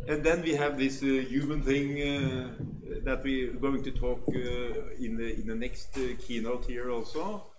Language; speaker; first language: English; non-native, fluent; Norwegian